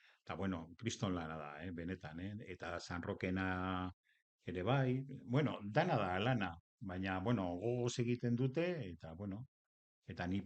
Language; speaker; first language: Basque; non-native, local second language; Spanish